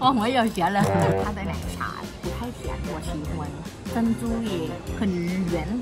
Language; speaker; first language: Chinese; non-native, learner; Thai